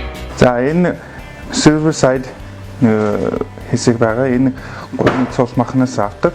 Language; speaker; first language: Mongolian; non-native, fluent; English